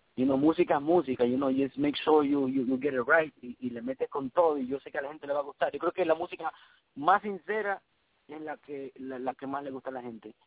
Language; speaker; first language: Spanish; early bilingual, heritage; Spanish